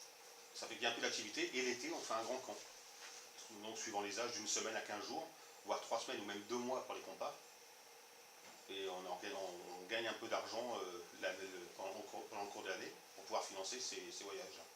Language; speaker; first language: French; native; French